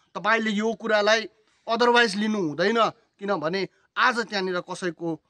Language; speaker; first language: Nepali; native; Nepali